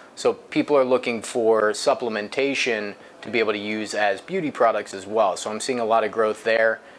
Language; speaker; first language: English; native; English